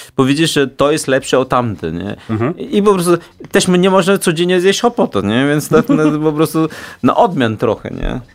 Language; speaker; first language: Polish; non-native, fluent; Chinese